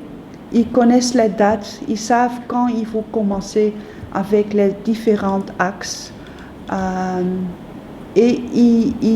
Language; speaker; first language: French; non-native, fluent; Dutch